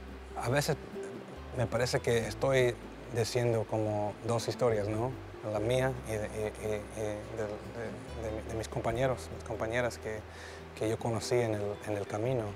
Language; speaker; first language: Spanish; early bilingual, heritage; English